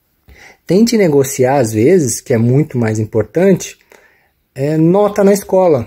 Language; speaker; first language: Portuguese; native; Portuguese